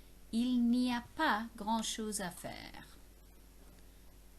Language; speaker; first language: French; non-native, fluent; English